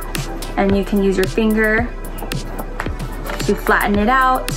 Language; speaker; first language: English; native; English